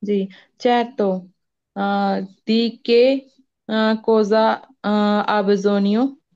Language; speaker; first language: Italian; non-native, learner; Punjabi